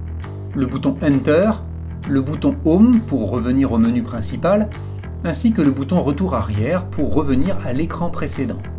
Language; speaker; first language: French; native; French